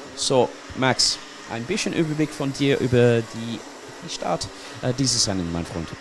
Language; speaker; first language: German; non-native, learner; English